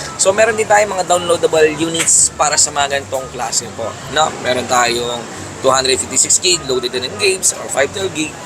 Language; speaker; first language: Filipino; native; Filipino